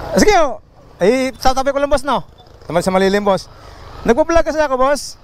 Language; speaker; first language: Filipino; non-native, local second language; Bikol